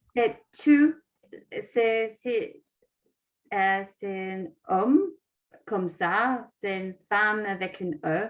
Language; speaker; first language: French; non-native, learner; English